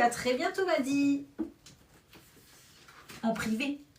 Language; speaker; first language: French; native; French